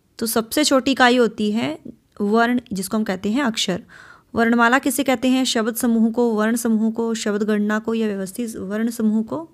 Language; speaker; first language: Hindi; native; Hindi